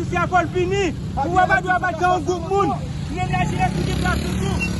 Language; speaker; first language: Haitian Creole; native; Haitian Creole